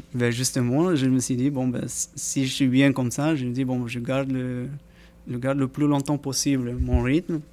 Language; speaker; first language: French; non-native, fluent; Spanish